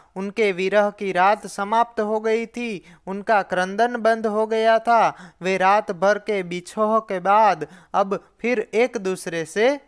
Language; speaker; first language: Hindi; non-native, local second language; Gujarati